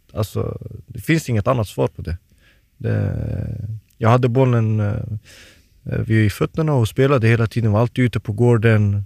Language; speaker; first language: Swedish; early bilingual, other home language; Turoyo